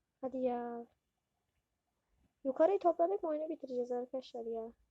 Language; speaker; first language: Turkish; native; Turkish